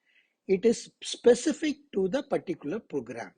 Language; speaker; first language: English; non-native, local second language; Tamil